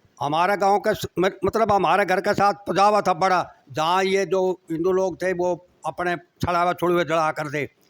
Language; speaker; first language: Hindi; native; Hindi